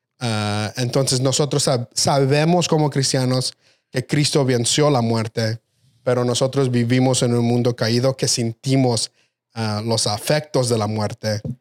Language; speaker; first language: Spanish; early bilingual, heritage; Spanish